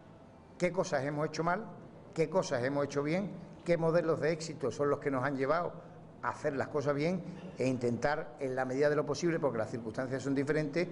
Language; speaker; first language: Spanish; native; Spanish